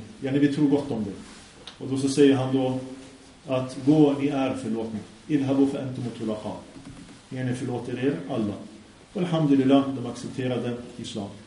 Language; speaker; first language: Swedish; early bilingual, other home language; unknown